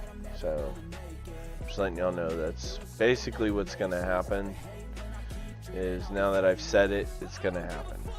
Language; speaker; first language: English; native; English